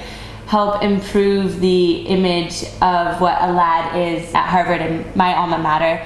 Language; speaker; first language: English; native; English